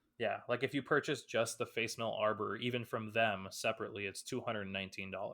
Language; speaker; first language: English; native; English